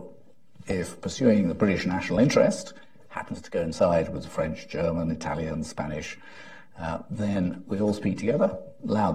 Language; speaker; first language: English; native; English